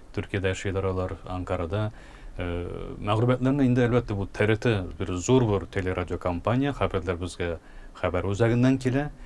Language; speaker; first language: Tatar; early bilingual, heritage; Tatar